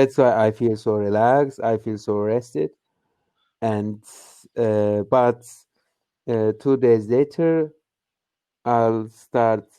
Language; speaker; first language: English; non-native, learner; Turkish